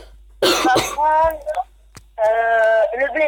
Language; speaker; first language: French; native; French